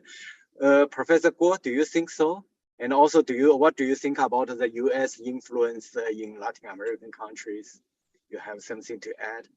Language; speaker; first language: English; non-native, fluent; Chinese